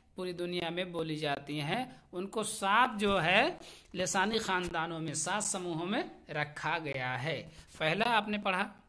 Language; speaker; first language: Hindi; native; Hindi